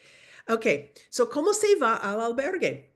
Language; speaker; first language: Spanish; non-native, fluent; English